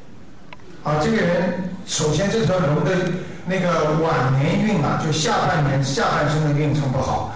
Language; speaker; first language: Chinese; native; Chinese